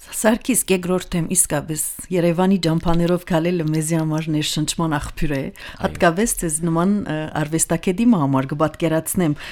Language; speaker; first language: Armenian; early bilingual, heritage; Armenian